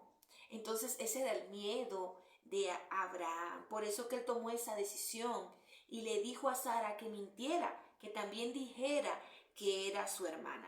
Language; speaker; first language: Spanish; native; Spanish